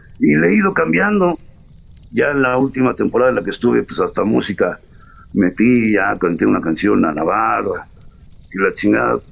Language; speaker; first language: Spanish; native; Spanish